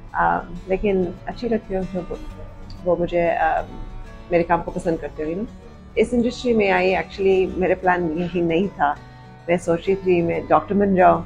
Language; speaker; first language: Hindi; early bilingual, heritage; Urdu